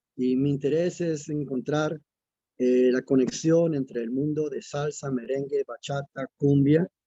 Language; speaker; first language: Spanish; early bilingual, other home language; English